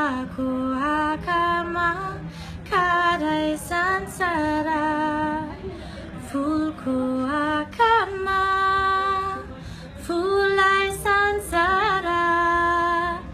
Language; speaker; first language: Nepali; non-native, learner; English